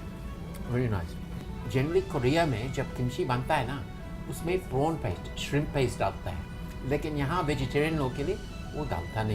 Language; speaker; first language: Hindi; non-native, fluent; English